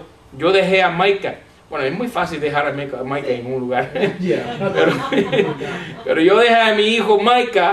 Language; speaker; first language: Spanish; non-native, fluent; English